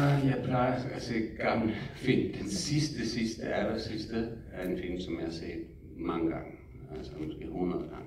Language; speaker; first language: Danish; non-native, fluent; English